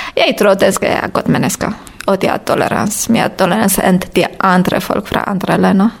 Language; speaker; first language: Danish; non-native, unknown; Romanian